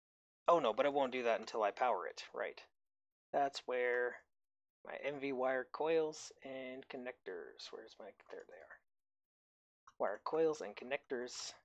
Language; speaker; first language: English; native; English